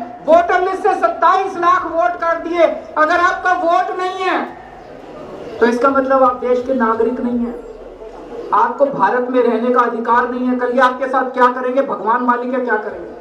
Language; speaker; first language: Hindi; native; Hindi